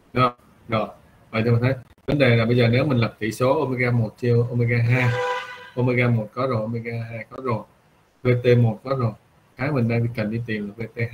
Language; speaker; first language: Vietnamese; native; Vietnamese